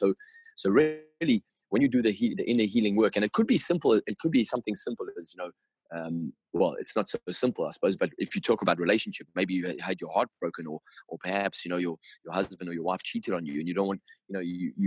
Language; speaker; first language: English; native; English